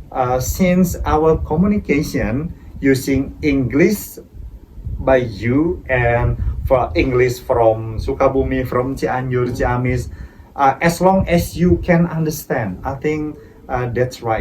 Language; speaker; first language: English; non-native, fluent; Indonesian